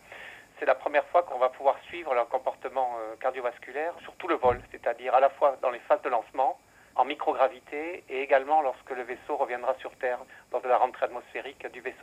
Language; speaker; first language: French; native; French